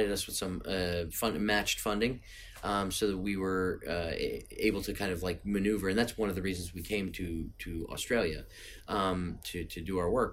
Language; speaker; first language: English; native; English